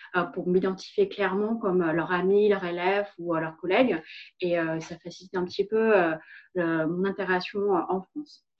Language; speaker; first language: French; non-native, fluent; Vietnamese